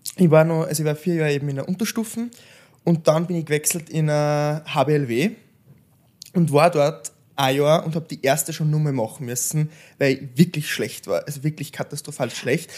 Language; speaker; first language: German; native; German